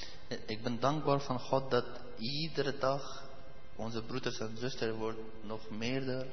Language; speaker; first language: Dutch; non-native, learner; Persian